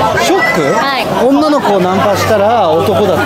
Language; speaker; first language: Japanese; native; Japanese